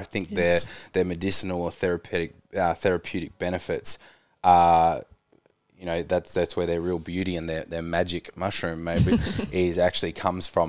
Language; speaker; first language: English; native; English